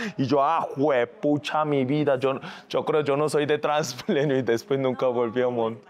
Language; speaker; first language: Spanish; non-native, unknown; Korean